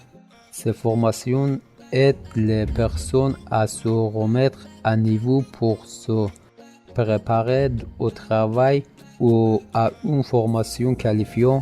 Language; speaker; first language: French; non-native, learner; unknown